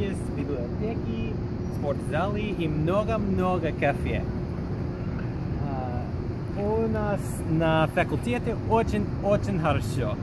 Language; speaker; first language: Russian; non-native, learner; English